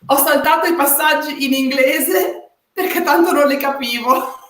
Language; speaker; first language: Italian; native; Italian